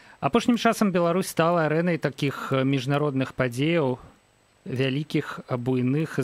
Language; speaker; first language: Belarusian; native; Belarusian